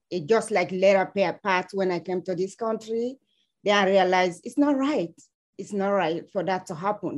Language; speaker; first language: English; non-native, local second language; Fula